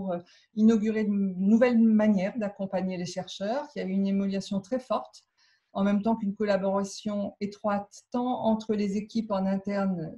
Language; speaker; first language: French; native; French